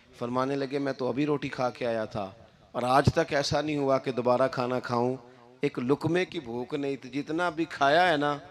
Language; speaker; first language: Urdu; non-native, local second language; Punjabi